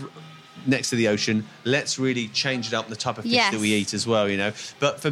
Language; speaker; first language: English; native; English